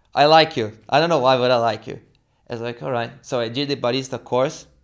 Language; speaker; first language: English; non-native, learner; Portuguese